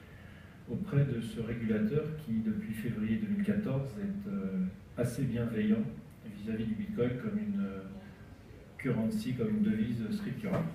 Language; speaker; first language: French; native; French